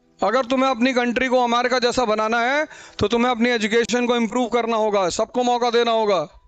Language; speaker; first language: Hindi; native; Hindi